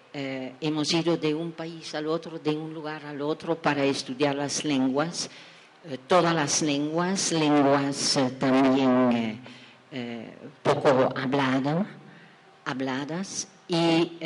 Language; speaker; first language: Spanish; non-native, fluent; French